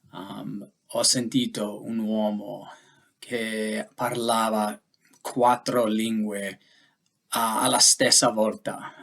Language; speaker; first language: Italian; non-native, learner; English